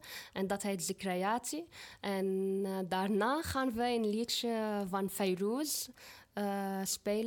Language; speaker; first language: Dutch; non-native, learner; Arabic